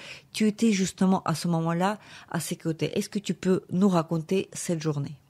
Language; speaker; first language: French; non-native, fluent; Ukrainian